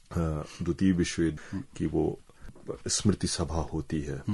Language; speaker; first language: Hindi; native; Hindi